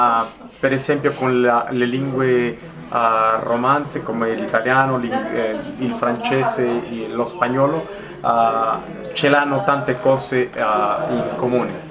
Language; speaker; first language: Italian; non-native, fluent; Spanish